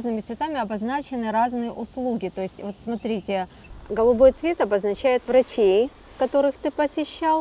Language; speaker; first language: Russian; native; Russian